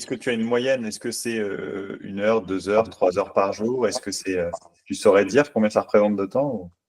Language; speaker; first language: French; native; French